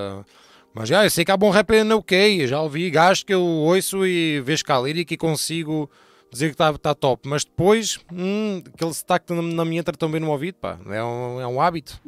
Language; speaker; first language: Portuguese; early bilingual, heritage; Portuguese